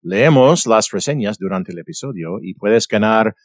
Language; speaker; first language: Spanish; non-native, fluent; English